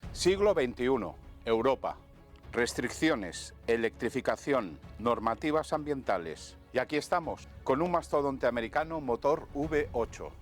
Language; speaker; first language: Spanish; native; Spanish